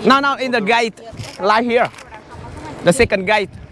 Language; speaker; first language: English; non-native, learner; Vietnamese